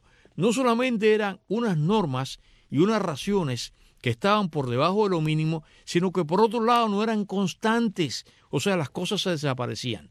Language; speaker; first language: Spanish; native; Spanish